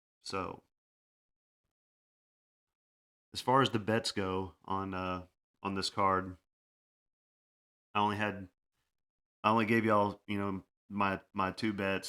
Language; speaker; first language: English; native; English